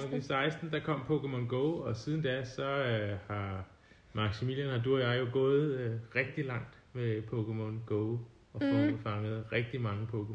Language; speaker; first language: Danish; native; Danish